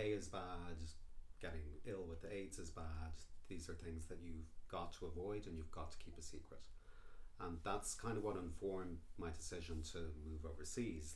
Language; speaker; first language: English; native; English